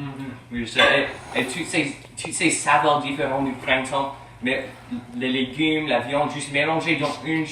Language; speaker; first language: French; non-native, fluent; English